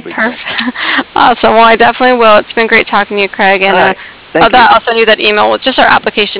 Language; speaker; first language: English; native; English